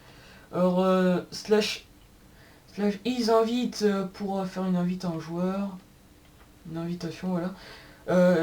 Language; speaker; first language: French; native; French